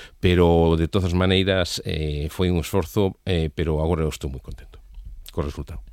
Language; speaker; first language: Galician; non-native, local second language; Spanish